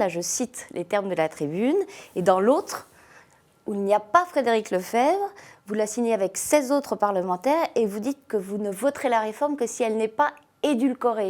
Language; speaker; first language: French; native; French